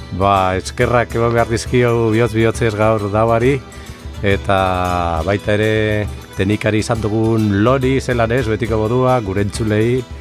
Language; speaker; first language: Basque; native; Basque